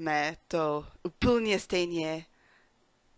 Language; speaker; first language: Czech; non-native, learner; English